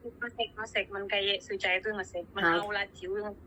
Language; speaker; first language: Cantonese; non-native, learner; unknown